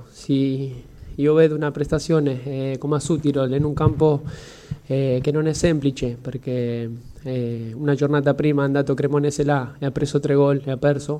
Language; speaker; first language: Italian; non-native, fluent; Spanish